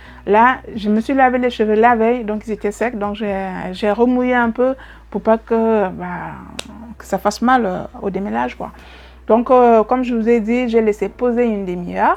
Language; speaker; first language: French; native; French